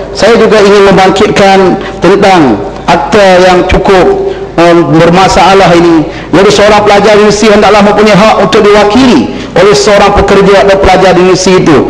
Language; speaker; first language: Malay; native; Malay